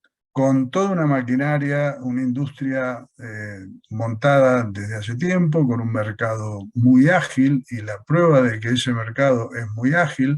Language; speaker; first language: Spanish; native; Spanish